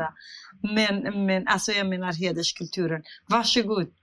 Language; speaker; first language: Swedish; non-native, fluent; Central Kurdish